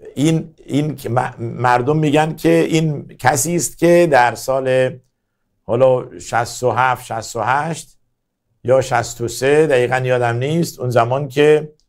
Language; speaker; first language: Persian; native; Persian